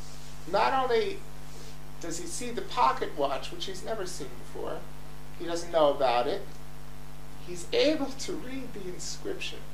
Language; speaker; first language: English; native; English